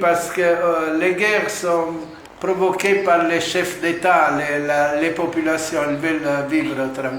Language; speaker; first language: French; non-native, fluent; Italian